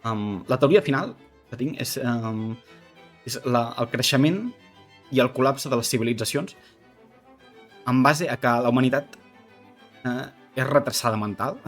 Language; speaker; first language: Catalan; native; Catalan